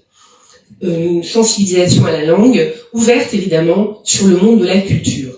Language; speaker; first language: French; native; French